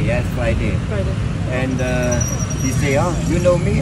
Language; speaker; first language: English; non-native, learner; German